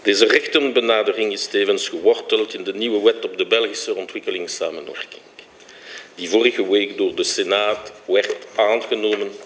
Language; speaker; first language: Dutch; non-native, local second language; French